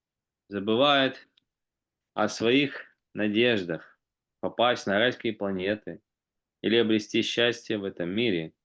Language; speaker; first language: Russian; native; Russian